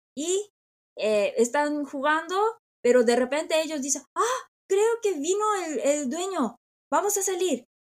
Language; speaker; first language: Spanish; non-native, fluent; Korean